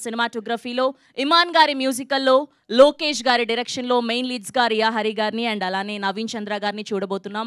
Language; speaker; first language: Telugu; native; Telugu